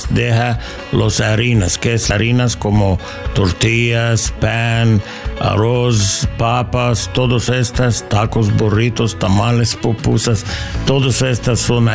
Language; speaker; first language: Spanish; non-native, learner; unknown